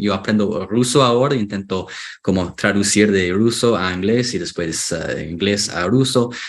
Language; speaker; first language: Spanish; non-native, fluent; English